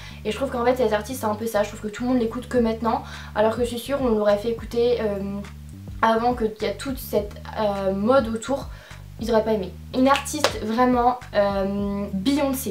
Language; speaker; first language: French; native; French